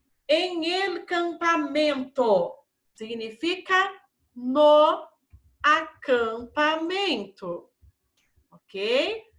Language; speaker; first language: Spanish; non-native, fluent; Portuguese